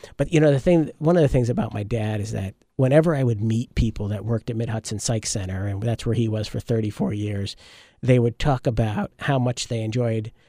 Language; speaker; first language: English; native; English